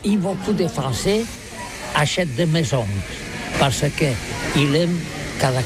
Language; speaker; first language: French; non-native, learner; Catalan